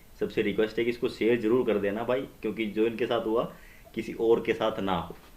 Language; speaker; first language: Hindi; native; Hindi